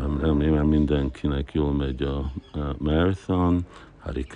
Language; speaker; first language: Hungarian; early bilingual, heritage; Hungarian